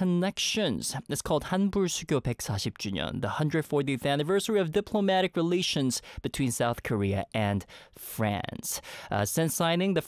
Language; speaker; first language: English; early bilingual, other home language; Korean